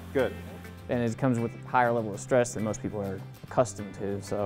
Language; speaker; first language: English; native; English